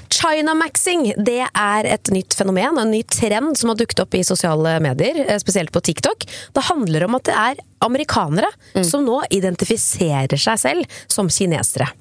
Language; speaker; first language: Norwegian; native; Norwegian